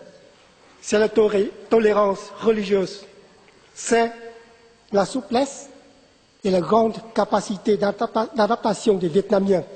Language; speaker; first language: French; non-native, fluent; Vietnamese